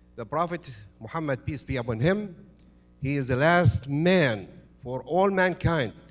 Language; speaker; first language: English; non-native, fluent; Arabic